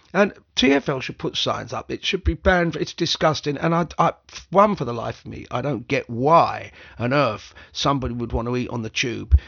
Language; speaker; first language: English; native; English